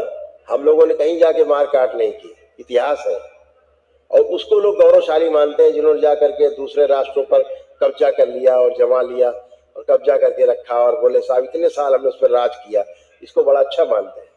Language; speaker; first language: Hindi; native; Hindi